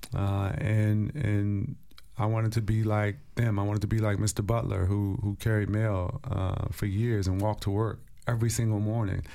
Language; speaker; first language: English; native; English